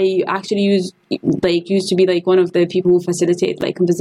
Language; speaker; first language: English; non-native, fluent; Arabic